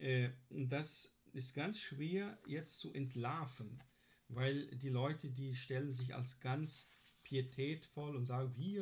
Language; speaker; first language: German; non-native, fluent; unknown